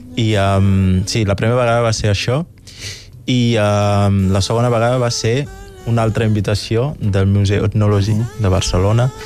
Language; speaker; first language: Catalan; non-native, fluent; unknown